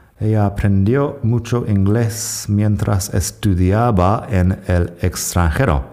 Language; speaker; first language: Spanish; non-native, fluent; English